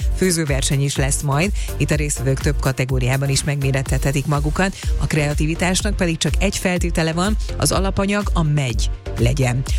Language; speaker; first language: Hungarian; native; Hungarian